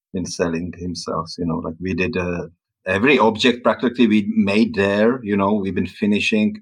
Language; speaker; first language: English; non-native, fluent; Czech